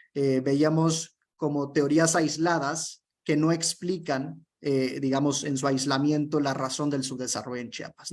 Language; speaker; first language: Spanish; native; Spanish